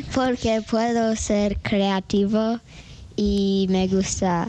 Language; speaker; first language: Spanish; non-native, learner; English